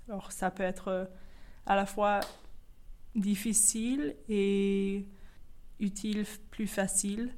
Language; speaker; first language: French; non-native, fluent; English